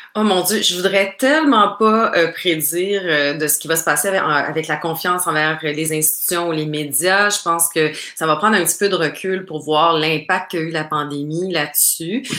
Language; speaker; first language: French; native; French